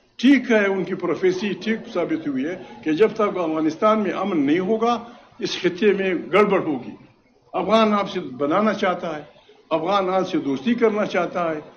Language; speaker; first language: Urdu; non-native, local second language; Pashto